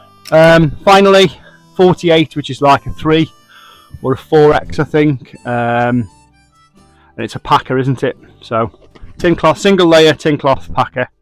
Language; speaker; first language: English; native; English